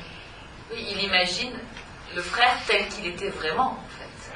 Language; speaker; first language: French; native; French